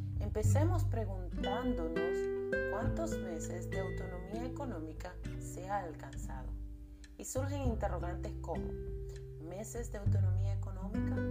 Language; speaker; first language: Spanish; native; Spanish